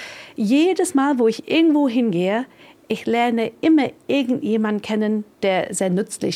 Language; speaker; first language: German; non-native, fluent; English